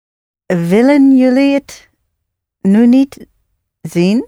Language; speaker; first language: Dutch; non-native, learner; English